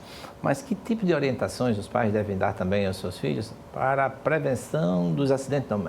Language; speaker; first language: Portuguese; native; Portuguese